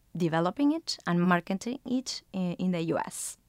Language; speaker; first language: English; non-native, fluent; Spanish